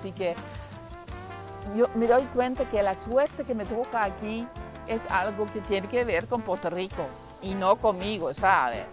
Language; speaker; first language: Spanish; non-native, fluent; Dutch